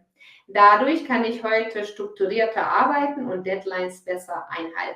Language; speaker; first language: German; non-native, fluent; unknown